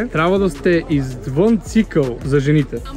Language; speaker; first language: Bulgarian; native; Bulgarian